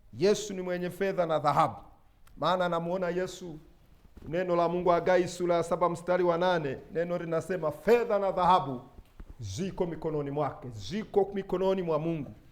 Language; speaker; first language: Swahili; non-native, local second language; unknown